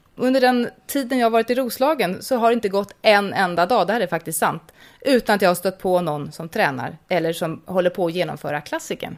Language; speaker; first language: Swedish; native; Swedish